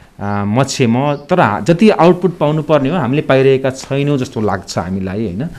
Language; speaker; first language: Nepali; native; Nepali